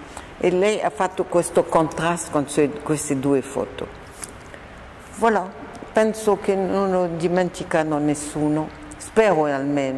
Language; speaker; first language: Italian; non-native, fluent; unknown